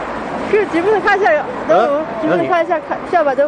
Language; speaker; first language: Japanese; non-native, learner; Chinese